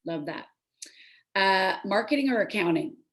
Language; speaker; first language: English; native; English